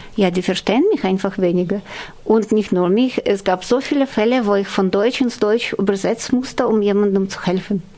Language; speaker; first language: German; non-native, fluent; Russian